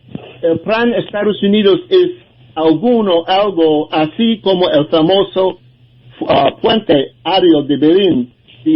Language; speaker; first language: Spanish; non-native, learner; English